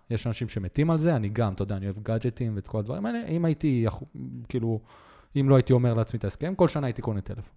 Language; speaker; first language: Hebrew; native; Hebrew